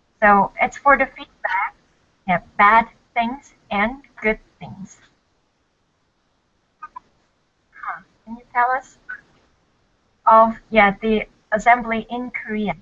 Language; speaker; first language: English; non-native, learner; Korean